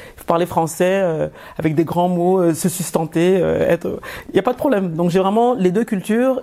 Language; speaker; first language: French; early bilingual, other home language; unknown